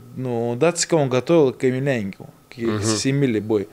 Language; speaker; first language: Russian; native; Russian